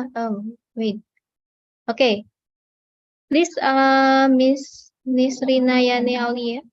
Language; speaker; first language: English; non-native, learner; Indonesian